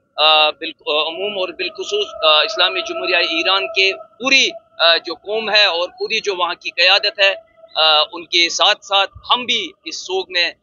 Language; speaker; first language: Urdu; non-native, local second language; Kashmiri